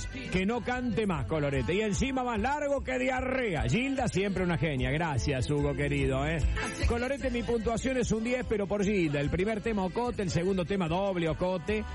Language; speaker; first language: Spanish; native; Spanish